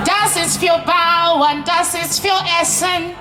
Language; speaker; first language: German; non-native, learner; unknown